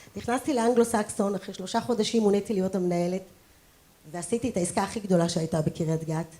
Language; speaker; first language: Hebrew; native; Hebrew